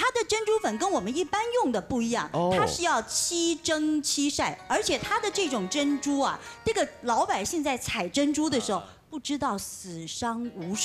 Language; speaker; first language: Chinese; native; Chinese